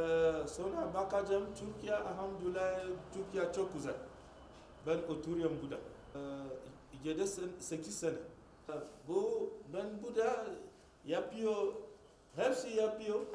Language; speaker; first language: Turkish; non-native, learner; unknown